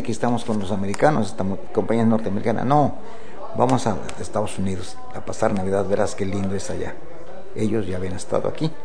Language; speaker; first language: Spanish; native; Spanish